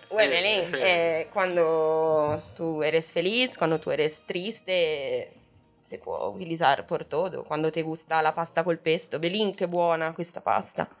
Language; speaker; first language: Spanish; non-native, learner; Italian